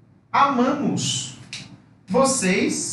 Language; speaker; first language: Portuguese; non-native, fluent; Spanish